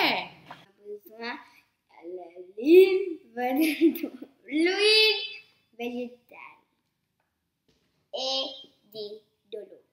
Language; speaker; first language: French; non-native, learner; English